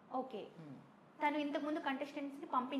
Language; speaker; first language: Telugu; native; Telugu